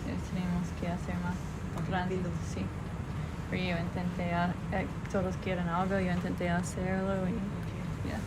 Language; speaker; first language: Spanish; non-native, fluent; English